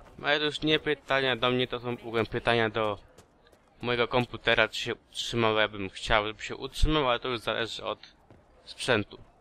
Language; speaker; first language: Polish; early bilingual, heritage; Polish